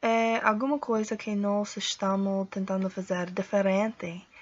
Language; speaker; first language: Portuguese; non-native, learner; English